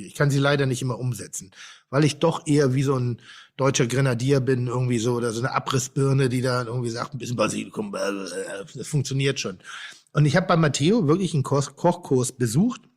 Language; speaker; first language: German; native; German